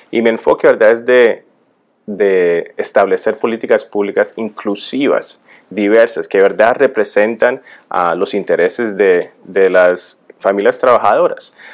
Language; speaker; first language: Spanish; early bilingual, heritage; Spanish